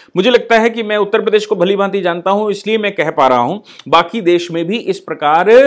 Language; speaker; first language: Hindi; native; Hindi